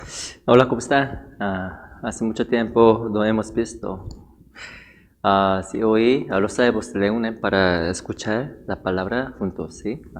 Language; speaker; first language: Spanish; non-native, fluent; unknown